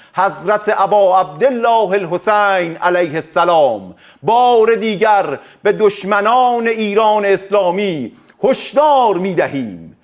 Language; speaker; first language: Persian; native; Persian